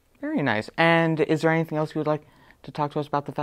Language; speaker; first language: English; native; English